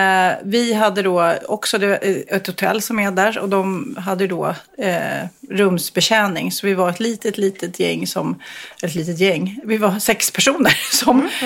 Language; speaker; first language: Swedish; native; Swedish